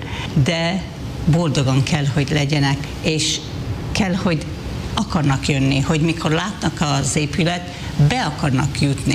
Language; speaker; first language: Hungarian; non-native, fluent; Hebrew